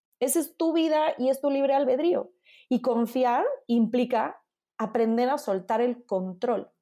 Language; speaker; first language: Spanish; native; Spanish